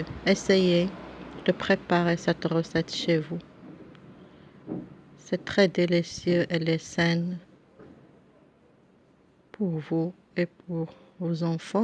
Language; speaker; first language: French; non-native, local second language; Arabic